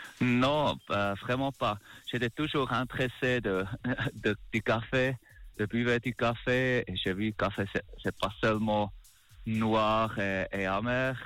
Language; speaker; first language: French; non-native, learner; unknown